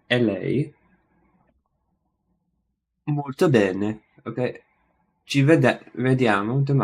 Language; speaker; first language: Italian; non-native, learner; English